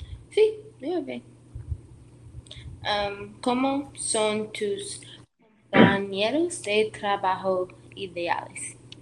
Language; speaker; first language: Spanish; non-native, learner; English